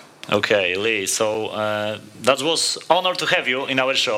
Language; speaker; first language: English; non-native, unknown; Polish